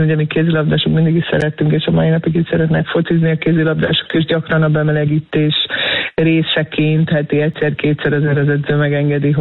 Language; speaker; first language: Hungarian; native; Hungarian